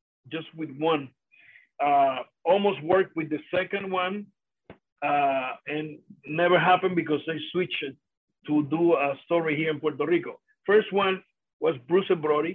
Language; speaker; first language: English; non-native, fluent; Spanish